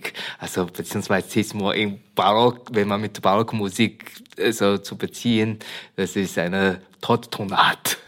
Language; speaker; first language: German; non-native, learner; Chinese